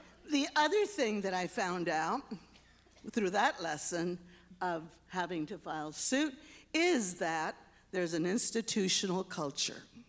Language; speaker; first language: English; early bilingual, other home language; Spanish